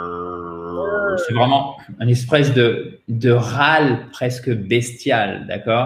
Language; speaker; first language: French; native; French